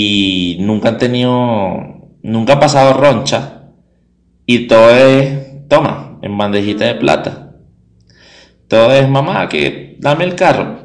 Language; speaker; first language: Spanish; native; Spanish